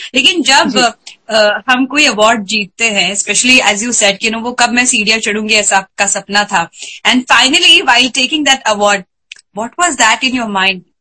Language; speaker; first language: Hindi; non-native, local second language; Marathi